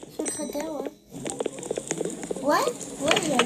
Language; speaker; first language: French; early bilingual, other home language; Portuguese